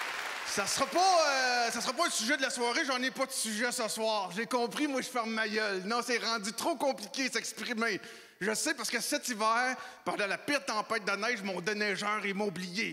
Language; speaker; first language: French; native; French